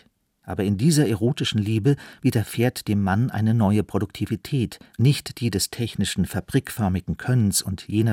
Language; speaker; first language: German; native; German